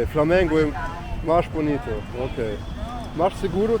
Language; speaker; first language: Portuguese; non-native, learner; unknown